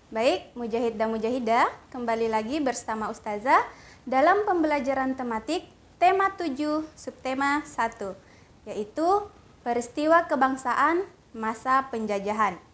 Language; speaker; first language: Malay; native; Malay